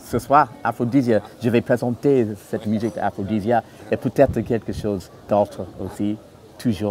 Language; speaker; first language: French; non-native, fluent; English